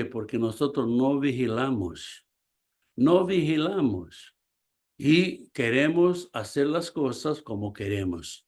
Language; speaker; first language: Spanish; non-native, fluent; Portuguese